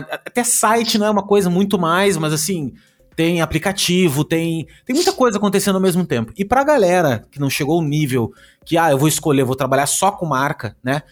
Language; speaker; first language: Portuguese; native; Portuguese